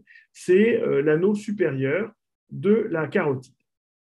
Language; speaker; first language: French; native; French